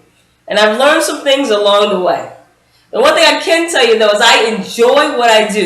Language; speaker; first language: English; native; English